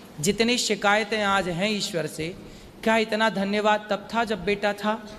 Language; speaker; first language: Hindi; native; Hindi